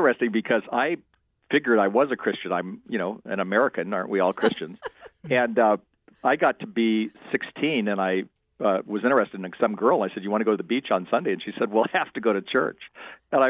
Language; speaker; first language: English; native; English